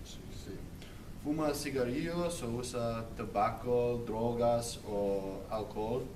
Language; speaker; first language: Spanish; non-native, learner; English